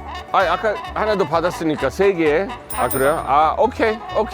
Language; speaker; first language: Korean; non-native, fluent; English